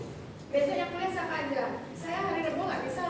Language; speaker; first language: Indonesian; native; Indonesian